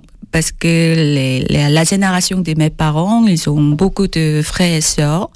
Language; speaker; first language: French; non-native, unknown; Korean